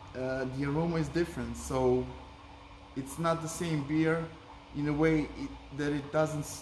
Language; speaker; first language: English; non-native, fluent; Serbian